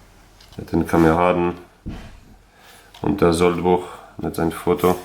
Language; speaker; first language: German; non-native, learner; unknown